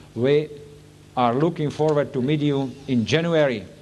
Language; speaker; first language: English; non-native, learner; Slovak